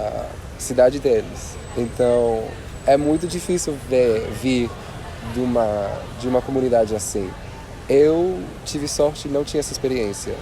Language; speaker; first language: Portuguese; non-native, fluent; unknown